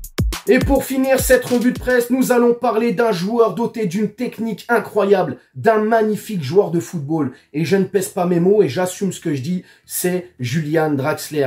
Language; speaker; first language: French; native; French